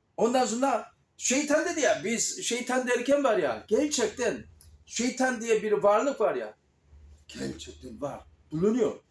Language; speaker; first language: Turkish; non-native, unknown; Korean